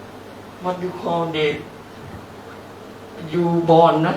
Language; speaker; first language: English; non-native, learner; Thai